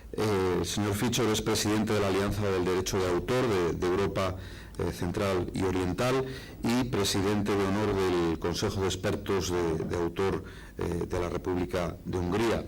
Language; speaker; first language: Spanish; native; Spanish